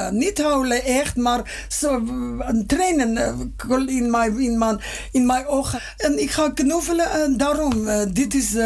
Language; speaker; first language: Dutch; non-native, learner; Armenian